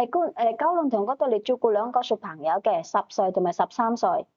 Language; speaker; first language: Cantonese; native; Cantonese